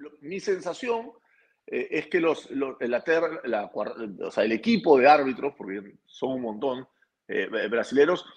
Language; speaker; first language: Spanish; native; Spanish